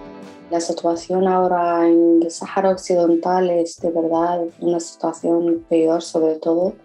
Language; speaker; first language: Spanish; non-native, fluent; Arabic